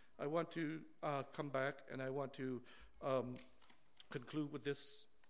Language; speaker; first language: English; early bilingual, other home language; Vietnamese